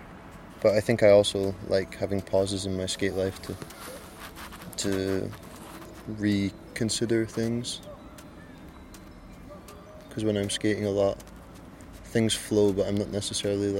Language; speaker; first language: English; native; English